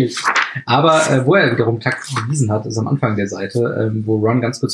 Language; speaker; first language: German; native; German